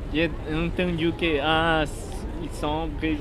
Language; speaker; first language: French; non-native, learner; Portuguese